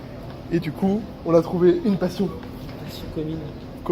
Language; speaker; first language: French; native; French